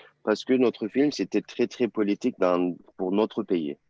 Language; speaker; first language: French; non-native, learner; Turkish